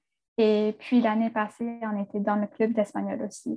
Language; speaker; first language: French; non-native, fluent; English